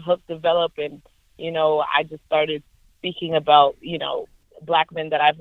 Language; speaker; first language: English; native; English